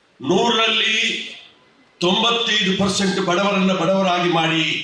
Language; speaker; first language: Kannada; native; Kannada